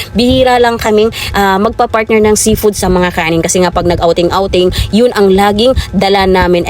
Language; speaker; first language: Filipino; non-native, local second language; Cebuano